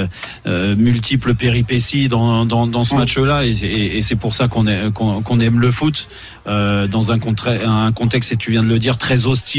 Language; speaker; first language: French; native; French